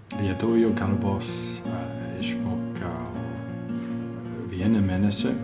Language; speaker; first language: Lithuanian; non-native, learner; English